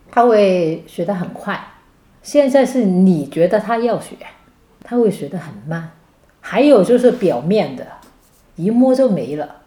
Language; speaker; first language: Chinese; non-native, local second language; Cantonese